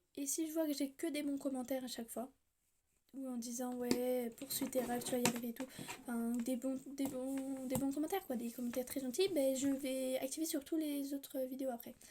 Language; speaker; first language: French; native; French